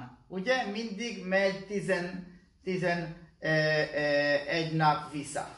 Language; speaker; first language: Hungarian; non-native, learner; Hebrew